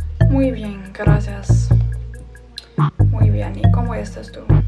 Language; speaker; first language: Spanish; non-native, learner; German